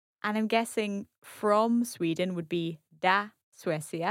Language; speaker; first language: English; native; English